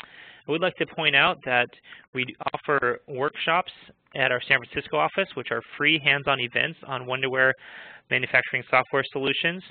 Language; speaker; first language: English; native; English